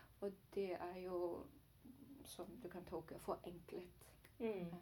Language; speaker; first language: Norwegian; non-native, learner; Chinese